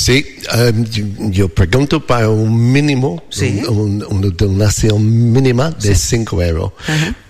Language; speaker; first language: Spanish; non-native, learner; English